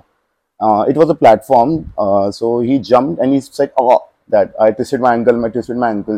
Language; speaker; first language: English; non-native, local second language; Hindi